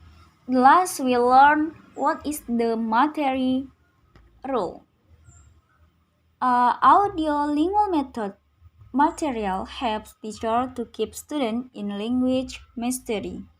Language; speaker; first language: English; non-native, learner; Indonesian